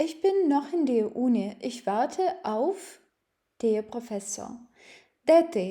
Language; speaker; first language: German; non-native, fluent; Ukrainian